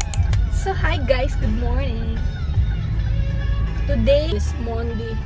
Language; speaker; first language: English; non-native, local second language; Filipino